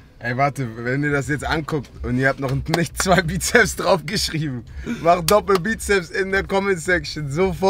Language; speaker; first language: German; native; German